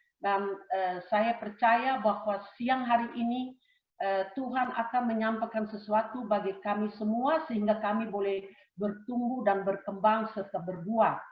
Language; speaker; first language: Indonesian; early bilingual, heritage; Indonesian